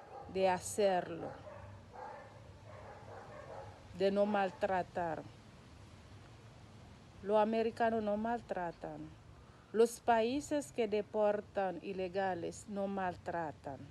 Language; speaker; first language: Spanish; non-native, local second language; Haitian Creole